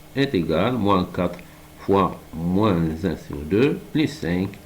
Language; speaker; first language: French; non-native, local second language; Arabic